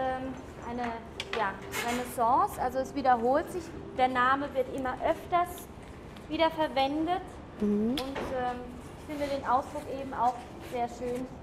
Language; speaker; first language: German; native; German